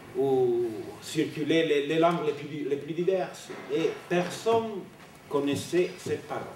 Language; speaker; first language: French; non-native, fluent; Italian